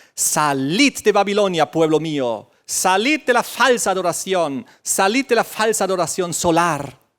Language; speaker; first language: Spanish; native; Spanish